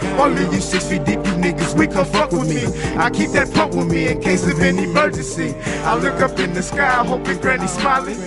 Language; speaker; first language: English; native; English